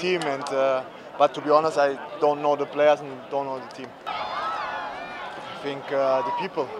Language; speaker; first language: English; non-native, fluent; German